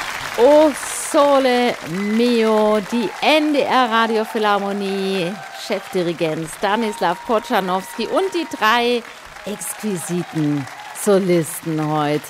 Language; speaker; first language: German; native; German